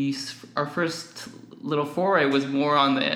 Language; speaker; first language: English; native; English